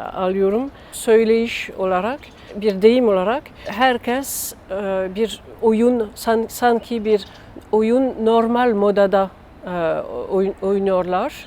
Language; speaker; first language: Turkish; non-native, learner; French